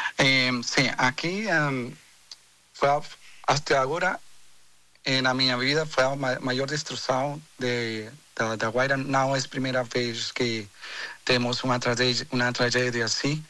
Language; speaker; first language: Portuguese; non-native, fluent; Spanish